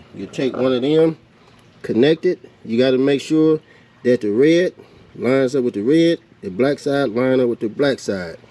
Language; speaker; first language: English; native; English